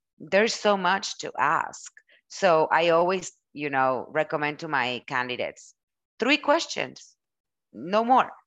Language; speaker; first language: English; non-native, fluent; Spanish